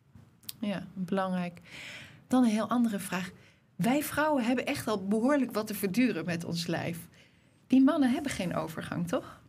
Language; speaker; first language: Dutch; native; Dutch